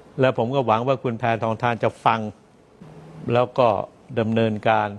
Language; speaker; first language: Thai; native; Thai